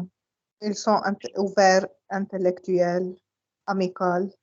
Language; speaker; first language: French; non-native, learner; Arabic